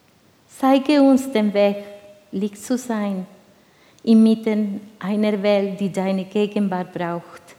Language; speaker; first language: German; non-native, fluent; Spanish